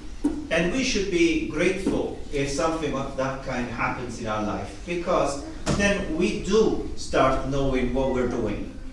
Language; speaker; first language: English; non-native, fluent; Italian